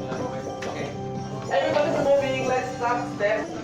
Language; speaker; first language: English; non-native, learner; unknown